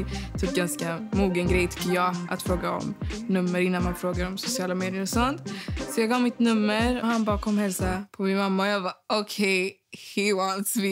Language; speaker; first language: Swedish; early bilingual, other home language; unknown